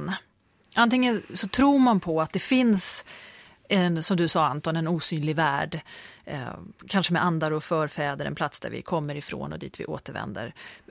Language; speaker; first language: Swedish; native; Swedish